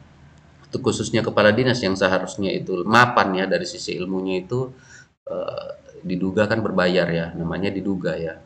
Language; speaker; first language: Indonesian; native; Indonesian